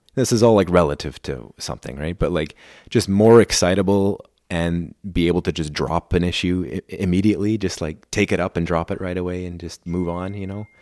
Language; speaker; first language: English; non-native, fluent; German